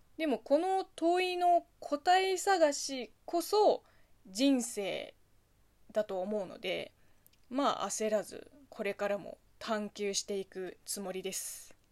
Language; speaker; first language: Japanese; non-native, fluent; Chinese